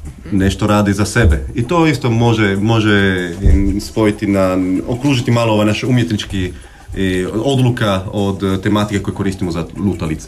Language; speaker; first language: Croatian; non-native, fluent; Italian